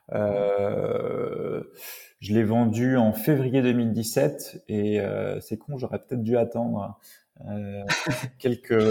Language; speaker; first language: French; native; French